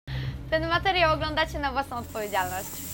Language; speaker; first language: Polish; native; Polish